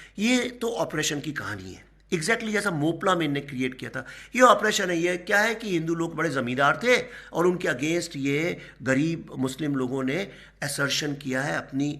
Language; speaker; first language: Hindi; native; Hindi